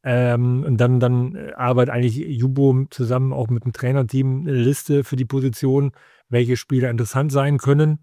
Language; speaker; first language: German; native; German